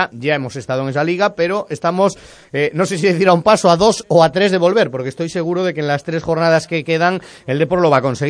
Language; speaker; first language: Spanish; native; Spanish